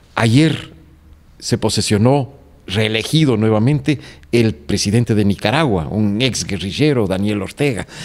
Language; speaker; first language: Spanish; native; Spanish